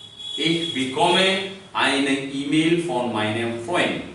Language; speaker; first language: German; non-native, learner; Hindi